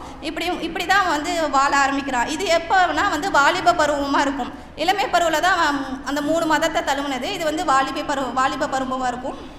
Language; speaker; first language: Tamil; native; Tamil